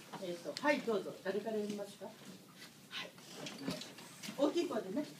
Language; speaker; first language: Japanese; native; Japanese